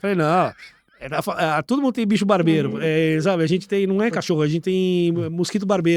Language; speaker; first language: Portuguese; native; Portuguese